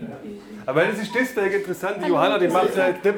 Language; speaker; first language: German; native; German